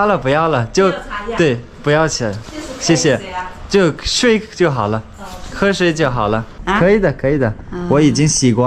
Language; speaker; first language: Chinese; non-native, learner; Turkmen